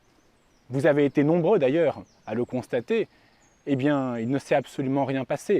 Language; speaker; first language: French; native; French